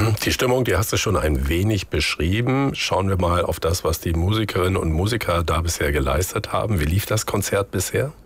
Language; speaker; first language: German; native; German